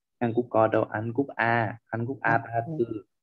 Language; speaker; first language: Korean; non-native, fluent; Vietnamese